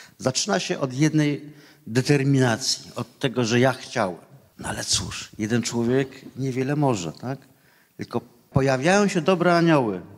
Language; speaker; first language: Polish; native; Polish